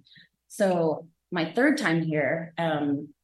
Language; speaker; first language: English; native; English